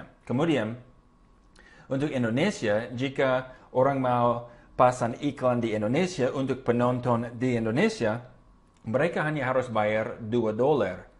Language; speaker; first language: Indonesian; non-native, fluent; English